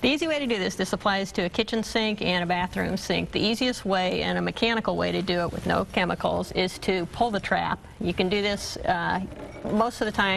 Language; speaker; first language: English; native; English